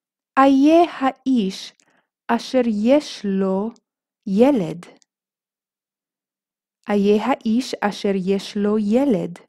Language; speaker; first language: Hebrew; non-native, fluent; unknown